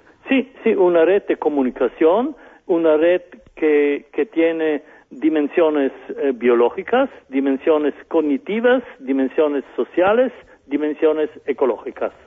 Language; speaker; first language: Spanish; non-native, fluent; German